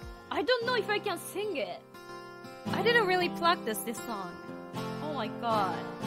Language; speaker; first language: English; non-native, fluent; Japanese